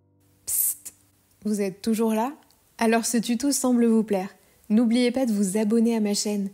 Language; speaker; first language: French; native; French